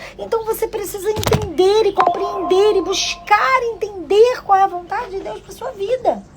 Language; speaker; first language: Portuguese; native; Portuguese